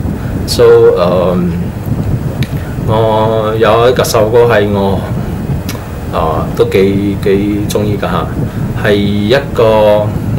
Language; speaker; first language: Cantonese; non-native, fluent; Min Nan Chinese